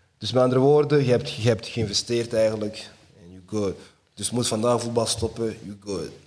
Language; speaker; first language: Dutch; early bilingual, other home language; Lingala